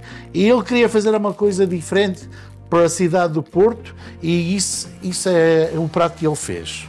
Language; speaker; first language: Portuguese; early bilingual, heritage; Portuguese